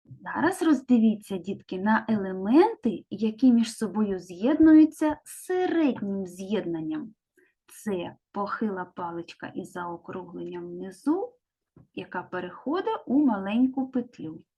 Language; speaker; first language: Ukrainian; native; Ukrainian